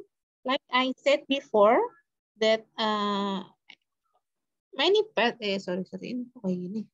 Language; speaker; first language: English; non-native, learner; Indonesian